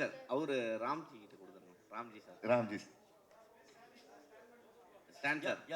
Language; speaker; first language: Tamil; native; Tamil